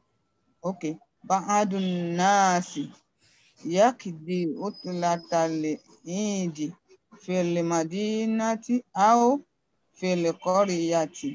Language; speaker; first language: Arabic; non-native, learner; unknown